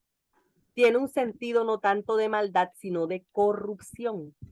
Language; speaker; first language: Spanish; native; Spanish